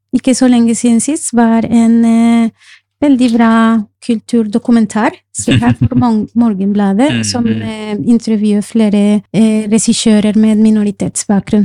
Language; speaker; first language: Norwegian; non-native, fluent; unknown